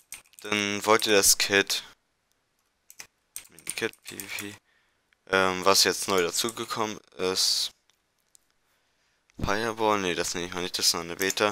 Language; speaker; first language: German; native; German